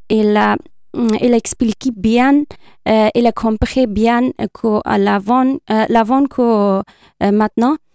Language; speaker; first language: French; non-native, learner; Persian